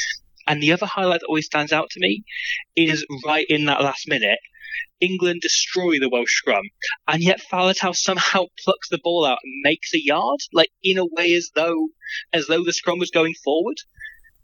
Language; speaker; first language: English; native; English